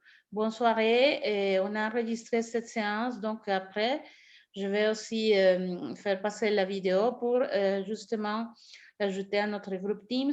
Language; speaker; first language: French; non-native, fluent; Spanish